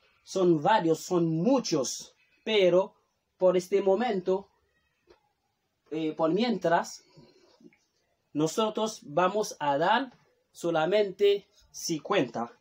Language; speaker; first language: Spanish; non-native, fluent; Haitian Creole